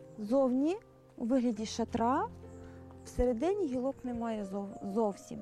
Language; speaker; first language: Ukrainian; native; Ukrainian